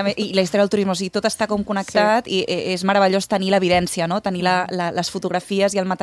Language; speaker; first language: Catalan; native; Catalan